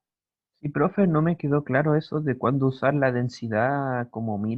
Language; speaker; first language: Spanish; native; Spanish